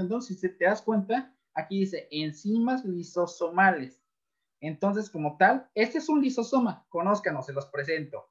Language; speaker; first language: Spanish; native; Spanish